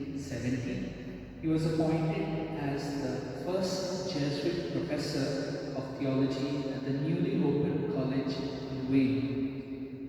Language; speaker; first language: English; non-native, local second language; Konkani